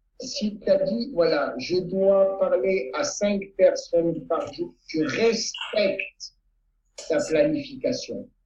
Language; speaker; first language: French; non-native, fluent; Italian